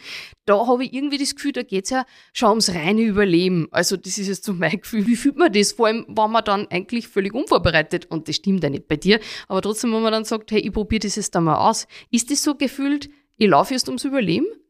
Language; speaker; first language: German; native; German